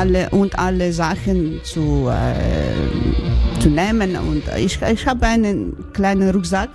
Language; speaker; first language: German; non-native, learner; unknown